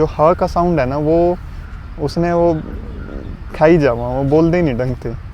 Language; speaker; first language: Hindi; native; Hindi